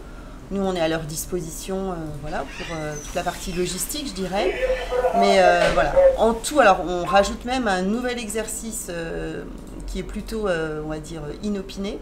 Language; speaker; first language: French; native; French